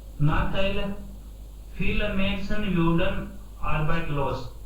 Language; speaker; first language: German; non-native, learner; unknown